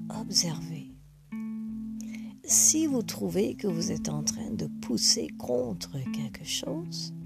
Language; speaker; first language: French; non-native, fluent; English